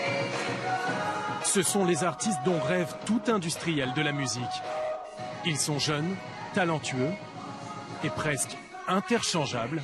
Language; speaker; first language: French; native; French